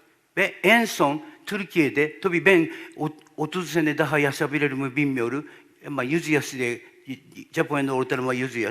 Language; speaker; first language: Turkish; non-native, learner; Japanese